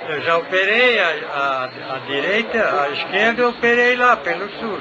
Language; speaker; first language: Portuguese; native; Portuguese